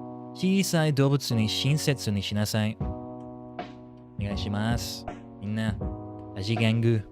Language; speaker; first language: Japanese; non-native, learner; English